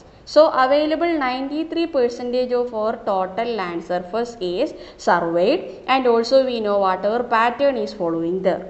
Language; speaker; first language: English; non-native, local second language; Malayalam